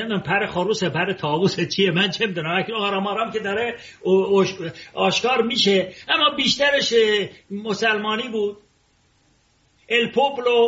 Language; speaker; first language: Persian; native; Persian